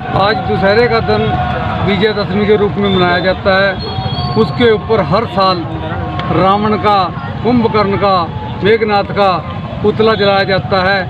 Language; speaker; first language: Hindi; native; Hindi